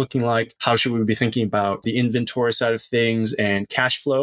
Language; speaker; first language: English; native; English